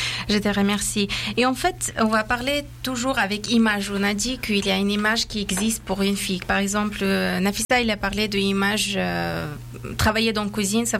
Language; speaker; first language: French; non-native, fluent; Persian